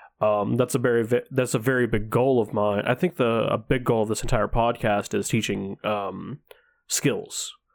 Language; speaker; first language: English; early bilingual, other home language; Danish